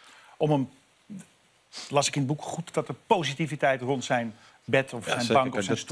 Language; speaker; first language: Dutch; native; Dutch